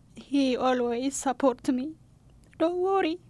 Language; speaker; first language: English; non-native, learner; Amharic